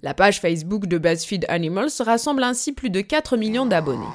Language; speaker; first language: French; native; French